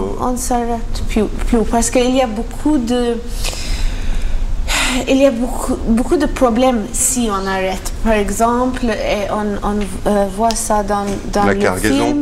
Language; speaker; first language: French; non-native, learner; Maltese